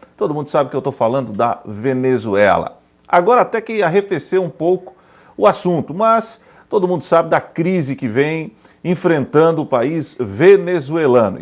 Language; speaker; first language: Portuguese; native; Portuguese